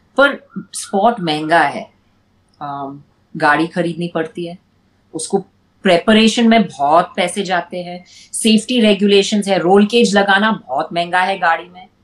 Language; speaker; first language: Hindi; non-native, local second language; English